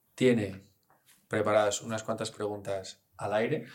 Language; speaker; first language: Spanish; early bilingual, other home language; English